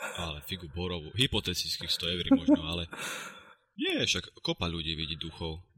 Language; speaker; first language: Slovak; native; Slovak